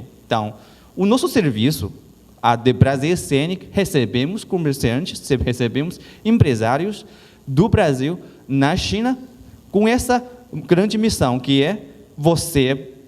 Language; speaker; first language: Portuguese; non-native, learner; Chinese